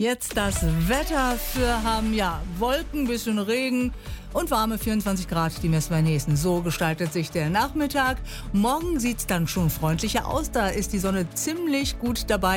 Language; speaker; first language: German; native; German